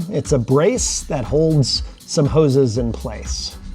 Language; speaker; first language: English; native; English